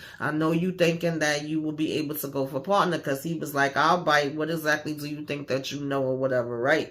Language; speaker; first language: English; native; English